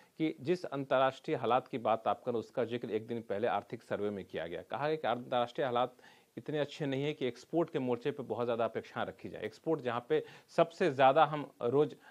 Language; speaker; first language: Hindi; native; Hindi